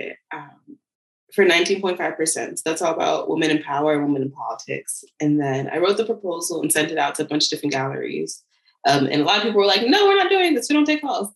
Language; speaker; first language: English; native; English